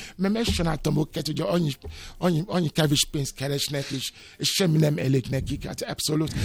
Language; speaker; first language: Hungarian; non-native, fluent; Yoruba